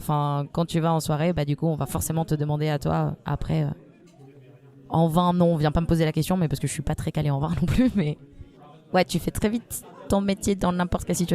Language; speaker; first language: French; non-native, fluent; Spanish